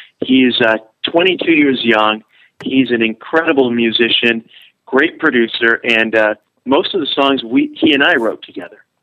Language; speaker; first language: English; early bilingual, other home language; Spanish